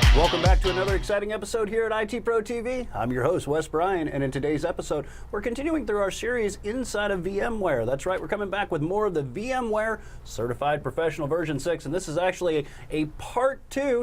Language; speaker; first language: English; native; English